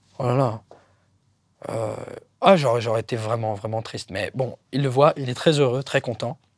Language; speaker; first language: French; native; French